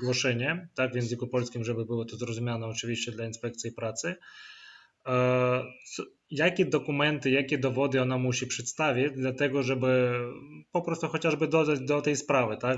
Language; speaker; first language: Polish; non-native, fluent; Ukrainian